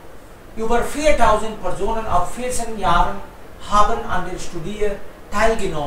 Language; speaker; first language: German; non-native, fluent; Hindi